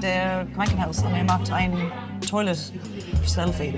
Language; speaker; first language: German; non-native, learner; English